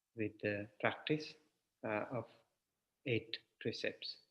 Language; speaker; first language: English; non-native, local second language; Sinhala